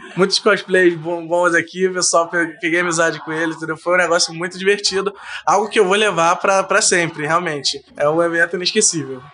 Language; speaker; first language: Portuguese; native; Portuguese